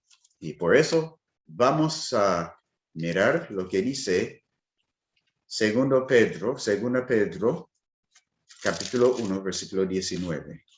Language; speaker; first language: Spanish; non-native, fluent; English